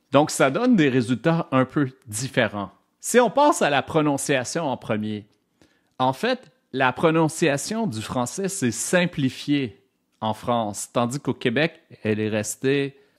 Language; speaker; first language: French; native; French